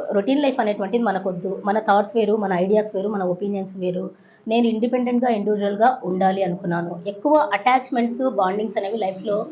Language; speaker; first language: Telugu; native; Telugu